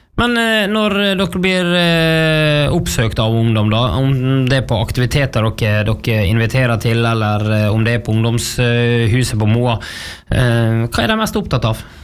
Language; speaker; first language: Norwegian; native; Norwegian